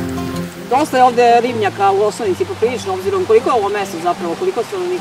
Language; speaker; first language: Croatian; native; Croatian